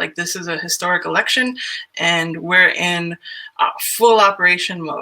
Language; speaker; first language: English; native; English